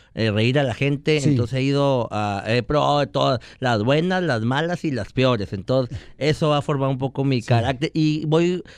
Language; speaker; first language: Spanish; native; Spanish